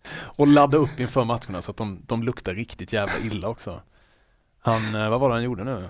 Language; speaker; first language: Swedish; native; Swedish